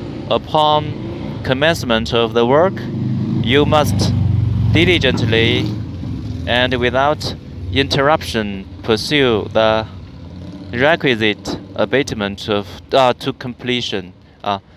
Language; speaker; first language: English; non-native, fluent; Chinese